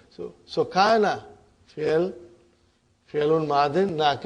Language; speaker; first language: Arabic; non-native, fluent; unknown